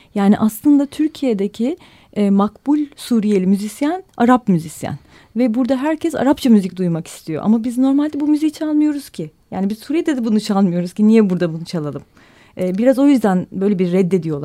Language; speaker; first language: Turkish; native; Turkish